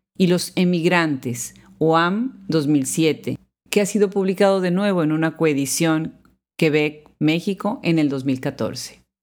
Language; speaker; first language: Spanish; native; Spanish